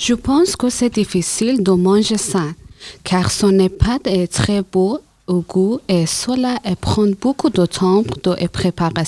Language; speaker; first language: French; non-native, learner; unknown